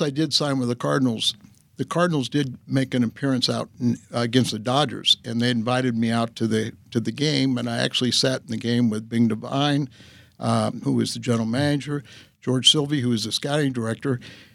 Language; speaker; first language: English; native; English